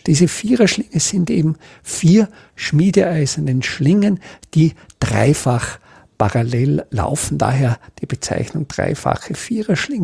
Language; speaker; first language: German; native; German